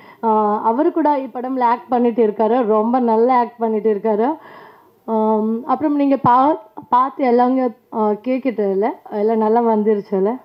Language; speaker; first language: Tamil; non-native, learner; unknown